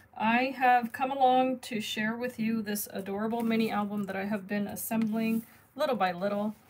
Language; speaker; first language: English; native; English